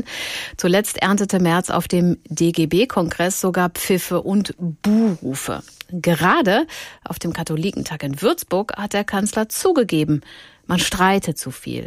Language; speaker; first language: German; native; German